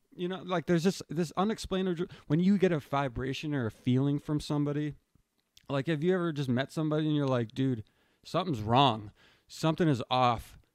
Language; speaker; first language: English; native; English